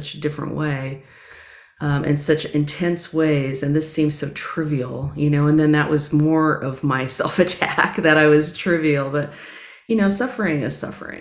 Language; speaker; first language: English; native; English